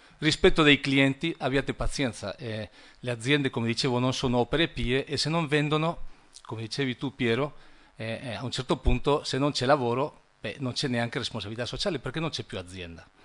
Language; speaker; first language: Italian; non-native, fluent; Spanish